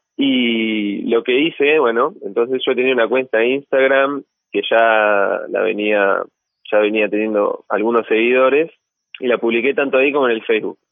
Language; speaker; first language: Spanish; native; Spanish